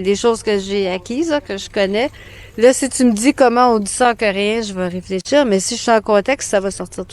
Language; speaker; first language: French; native; French